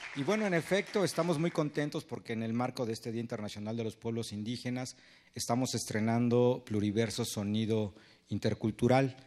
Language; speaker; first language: Spanish; non-native, local second language; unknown